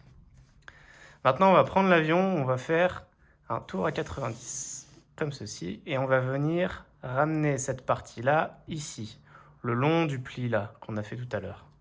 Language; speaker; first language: French; native; French